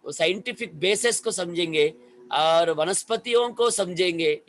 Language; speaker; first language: Hindi; non-native, local second language; Telugu